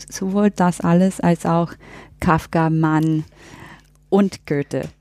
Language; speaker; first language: German; non-native, fluent; English